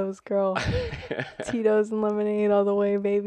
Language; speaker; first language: English; native; English